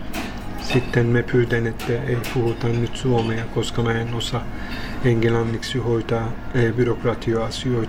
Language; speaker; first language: Finnish; non-native, fluent; Turkish